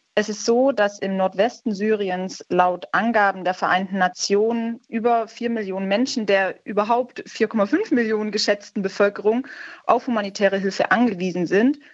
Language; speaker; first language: German; native; German